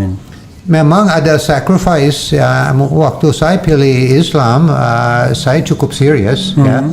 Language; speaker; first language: Indonesian; non-native, fluent; English